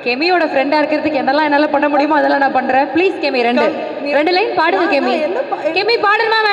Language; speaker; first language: Tamil; native; Tamil